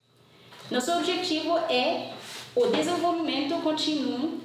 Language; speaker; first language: Portuguese; non-native, fluent; Haitian Creole